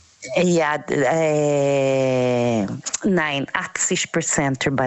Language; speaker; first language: German; non-native, fluent; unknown